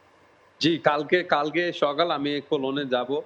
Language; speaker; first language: Bangla; early bilingual, heritage; Bangla